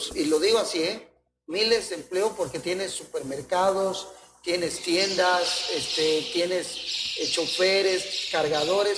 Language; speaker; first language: Spanish; native; Spanish